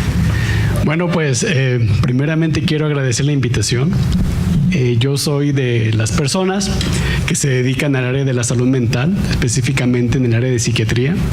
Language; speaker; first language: Spanish; native; Spanish